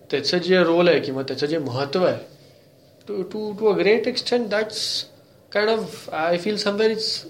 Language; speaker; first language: English; non-native, local second language; Marathi